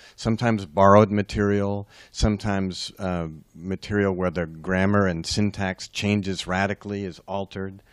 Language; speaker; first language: English; native; English